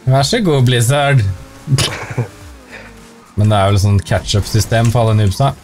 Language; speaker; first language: Norwegian; native; Norwegian